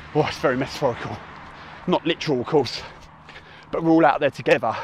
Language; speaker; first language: English; native; English